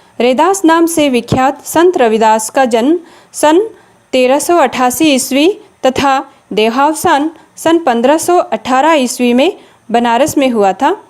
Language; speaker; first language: Hindi; non-native, local second language; Nepali